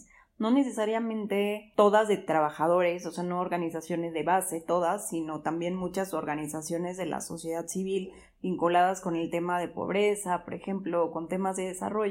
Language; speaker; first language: Spanish; native; Spanish